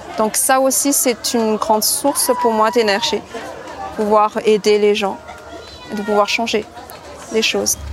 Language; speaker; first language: French; non-native, local second language; Malagasy